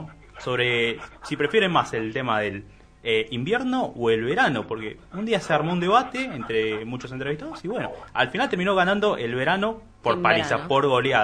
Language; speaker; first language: Spanish; native; Spanish